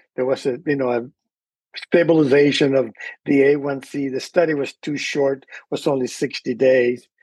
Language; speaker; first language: English; early bilingual, other home language; Spanish